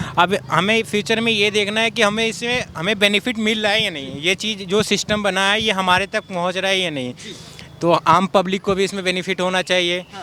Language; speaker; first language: Hindi; native; Hindi